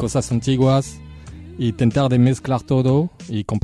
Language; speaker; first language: Spanish; non-native, fluent; French